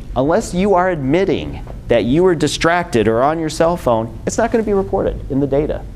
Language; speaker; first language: English; native; English